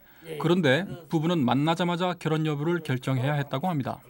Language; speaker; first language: Korean; native; Korean